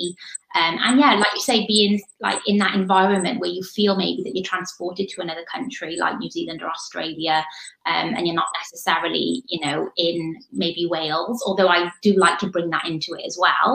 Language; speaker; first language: English; native; English